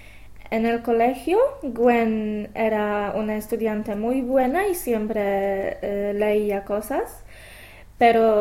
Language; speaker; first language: Spanish; non-native, fluent; English